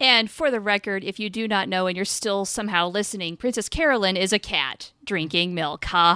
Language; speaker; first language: English; native; English